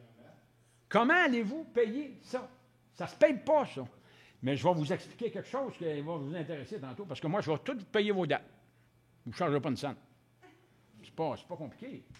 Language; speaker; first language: French; native; French